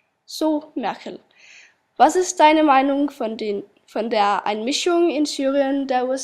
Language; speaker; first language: German; non-native, learner; Danish